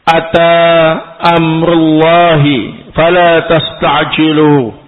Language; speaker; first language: Arabic; non-native, fluent; Indonesian